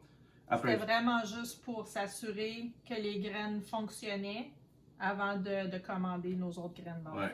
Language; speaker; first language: French; native; French